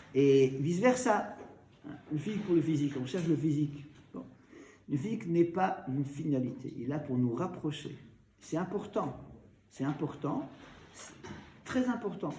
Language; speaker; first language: French; native; French